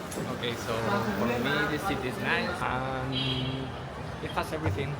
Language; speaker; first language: English; non-native, fluent; Spanish